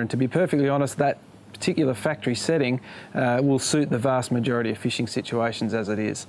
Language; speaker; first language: English; native; English